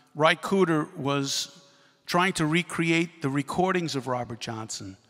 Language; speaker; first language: English; native; English